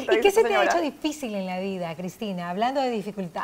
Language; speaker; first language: Spanish; native; Spanish